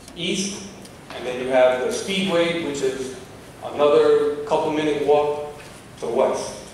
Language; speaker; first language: English; native; English